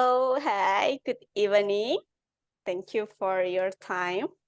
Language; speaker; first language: English; non-native, learner; Indonesian